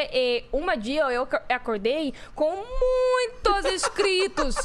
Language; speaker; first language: Portuguese; non-native, learner; Dutch